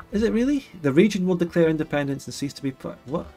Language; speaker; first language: English; native; English